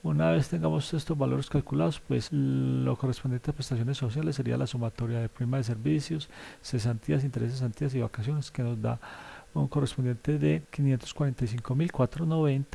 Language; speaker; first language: Spanish; native; Spanish